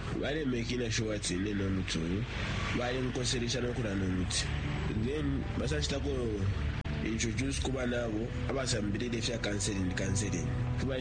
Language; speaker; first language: English; non-native, local second language; Bemba